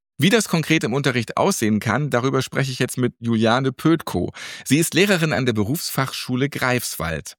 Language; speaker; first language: German; native; German